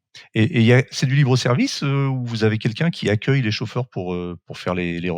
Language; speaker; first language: French; native; French